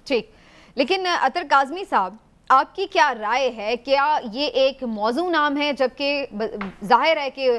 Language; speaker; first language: Urdu; native; Urdu